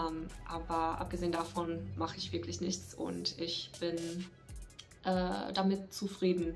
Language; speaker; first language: German; non-native, fluent; English